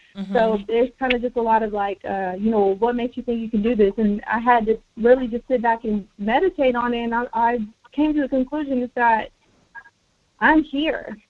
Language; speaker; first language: English; early bilingual, other home language; Spanish